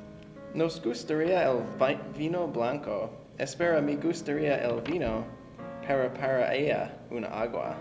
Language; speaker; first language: Spanish; non-native, learner; English